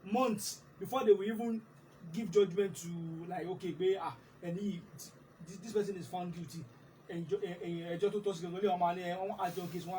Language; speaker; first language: English; non-native, local second language; Yoruba